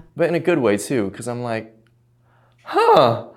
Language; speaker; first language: English; early bilingual, other home language; Korean